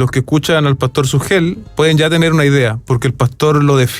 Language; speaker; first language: Spanish; native; Spanish